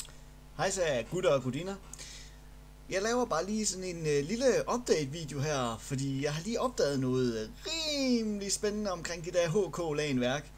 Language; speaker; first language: Danish; native; Danish